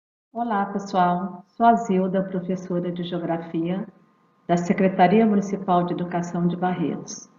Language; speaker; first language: Portuguese; native; Portuguese